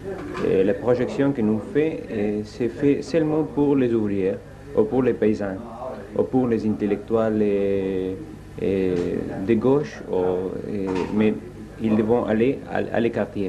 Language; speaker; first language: French; non-native, fluent; Spanish